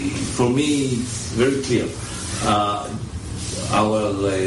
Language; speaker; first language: English; early bilingual, other home language; French